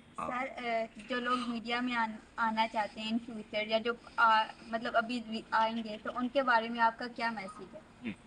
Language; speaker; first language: Urdu; native; Urdu